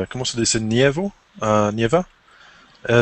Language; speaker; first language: Spanish; non-native, learner; English